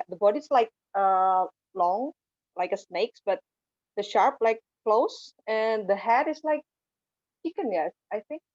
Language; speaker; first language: English; non-native, fluent; Indonesian